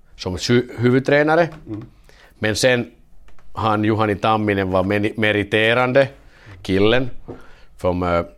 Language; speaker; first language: Swedish; non-native, learner; Finnish